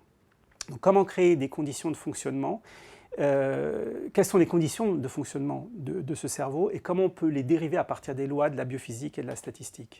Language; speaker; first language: French; native; French